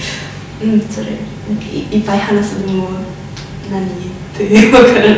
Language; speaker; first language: Japanese; non-native, learner; Spanish